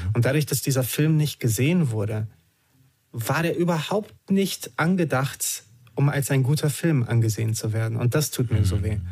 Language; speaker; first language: German; early bilingual, other home language; Romanian